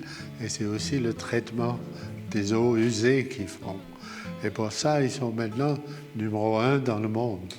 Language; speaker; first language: French; non-native, fluent; German